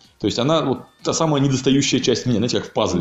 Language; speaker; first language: Russian; native; Russian